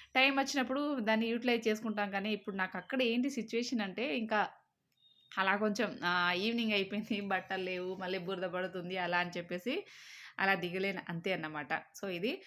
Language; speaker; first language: Telugu; native; Telugu